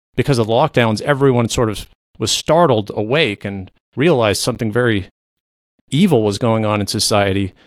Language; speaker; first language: English; non-native, fluent; Low German